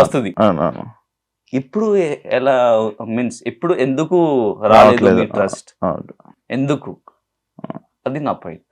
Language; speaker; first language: Telugu; non-native, local second language; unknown